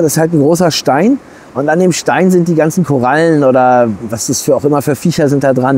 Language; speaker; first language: German; native; German